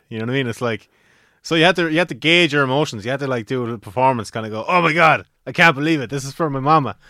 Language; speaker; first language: English; native; English